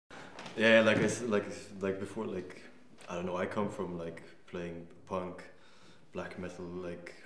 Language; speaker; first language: English; non-native, fluent; Danish